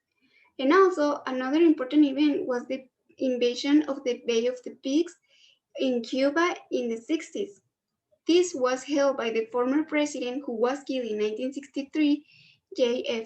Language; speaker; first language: English; non-native, learner; Spanish